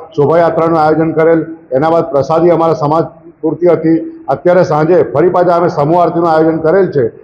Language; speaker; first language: Gujarati; non-native, local second language; Sindhi